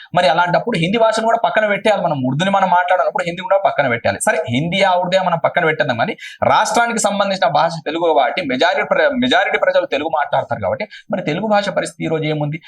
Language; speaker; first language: Telugu; non-native, local second language; Urdu